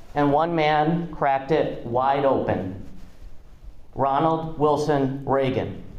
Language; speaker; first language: English; non-native, fluent; Russian